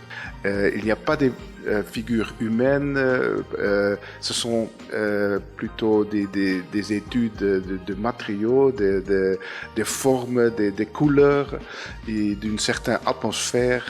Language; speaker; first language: French; non-native, fluent; Dutch